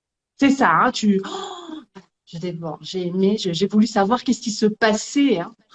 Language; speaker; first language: French; native; French